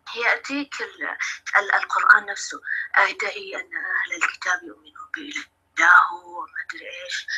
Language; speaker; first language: Arabic; native; Arabic